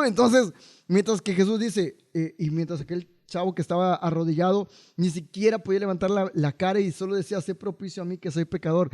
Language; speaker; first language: Spanish; native; Spanish